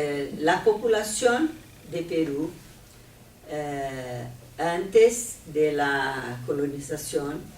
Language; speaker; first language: Spanish; non-native, fluent; Portuguese